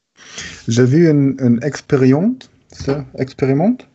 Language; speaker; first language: French; non-native, learner; German